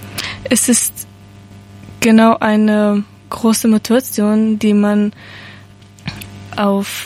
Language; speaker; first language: German; non-native, learner; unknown